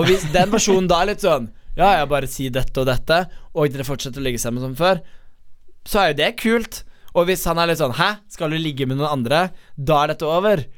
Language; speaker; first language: Norwegian; native; Norwegian